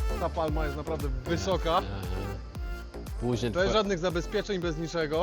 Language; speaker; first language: Polish; non-native, fluent; Swahili